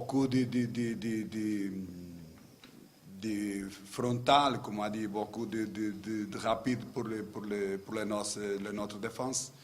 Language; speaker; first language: French; non-native, learner; Portuguese